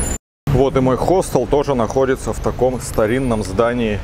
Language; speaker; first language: Russian; native; Russian